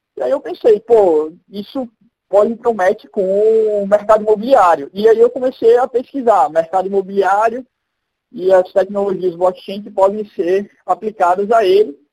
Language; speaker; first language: Portuguese; native; Portuguese